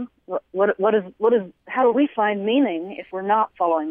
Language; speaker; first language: English; native; English